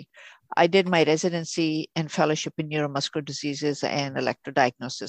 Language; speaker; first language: English; non-native, local second language; Urdu